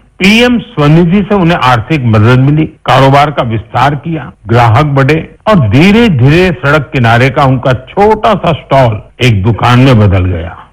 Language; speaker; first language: Hindi; non-native, local second language; Gujarati